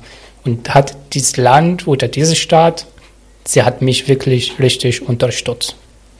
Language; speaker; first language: German; non-native, learner; Arabic